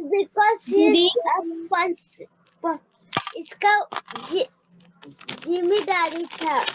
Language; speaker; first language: English; non-native, learner; Hindi